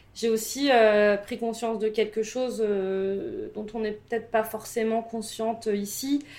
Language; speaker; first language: French; native; French